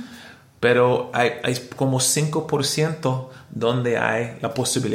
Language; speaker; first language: Spanish; non-native, learner; English